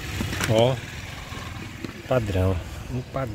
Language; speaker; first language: Portuguese; native; Portuguese